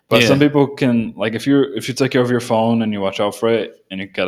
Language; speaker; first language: English; non-native, fluent; Portuguese